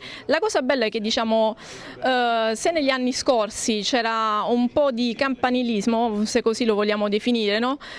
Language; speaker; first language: Italian; native; Italian